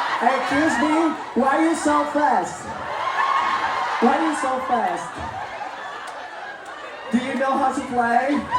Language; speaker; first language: English; non-native, learner; Thai